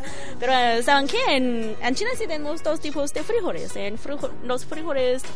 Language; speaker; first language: Spanish; non-native, learner; Chinese